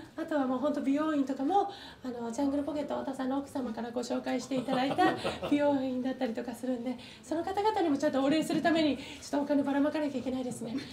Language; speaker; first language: Japanese; native; Japanese